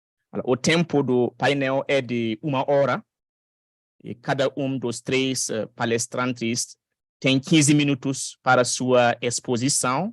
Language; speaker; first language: Portuguese; non-native, fluent; French